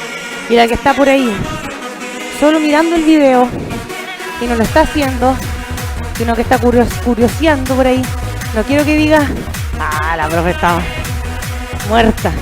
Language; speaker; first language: Spanish; native; Spanish